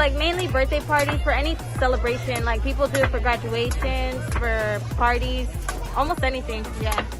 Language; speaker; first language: English; early bilingual, other home language; Spanish